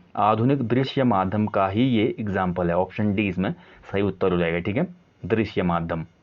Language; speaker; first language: Hindi; native; Hindi